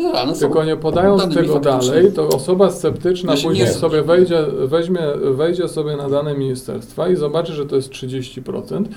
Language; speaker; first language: Polish; native; Polish